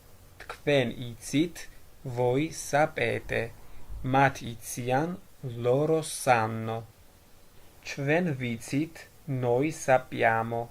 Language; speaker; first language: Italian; non-native, fluent; Georgian